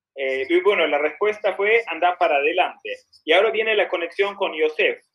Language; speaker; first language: Spanish; non-native, fluent; Swedish